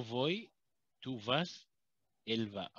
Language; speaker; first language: Spanish; non-native, learner; German